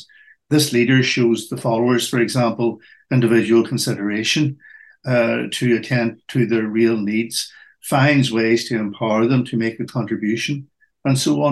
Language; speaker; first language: English; native; English